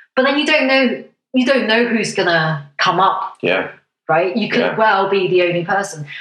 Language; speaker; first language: English; non-native, local second language; Cantonese